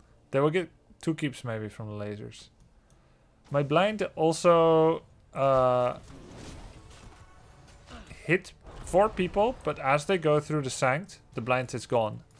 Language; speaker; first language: English; non-native, fluent; Dutch